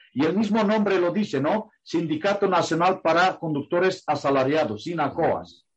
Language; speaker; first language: Spanish; non-native, fluent; Romanian